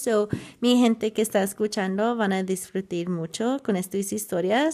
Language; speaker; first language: Spanish; non-native, learner; English